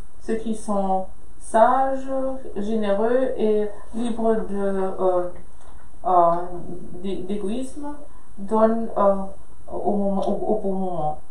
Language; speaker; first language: French; non-native, fluent; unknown